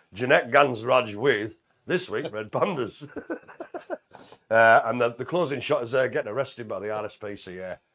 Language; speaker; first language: English; native; English